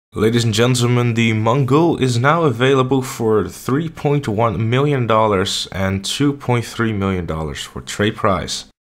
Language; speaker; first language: English; native; English